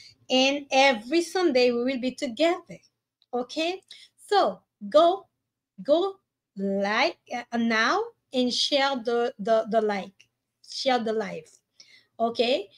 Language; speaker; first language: English; non-native, learner; Haitian Creole